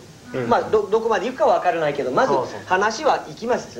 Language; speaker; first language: Japanese; non-native, fluent; English